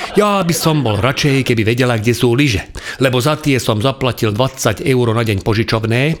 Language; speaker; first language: Slovak; non-native, local second language; Hungarian